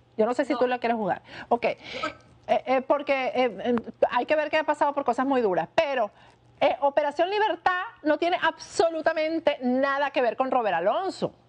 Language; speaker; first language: Spanish; native; Spanish